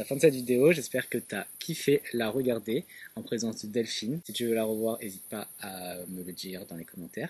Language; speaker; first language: French; native; French